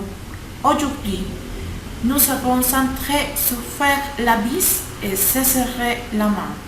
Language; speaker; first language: French; non-native, learner; Spanish